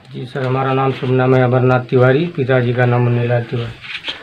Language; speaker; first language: Hindi; native; Hindi